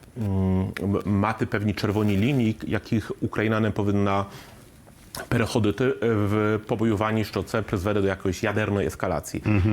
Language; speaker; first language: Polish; non-native, learner; Ukrainian